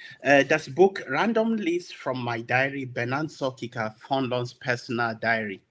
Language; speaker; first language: German; non-native, learner; English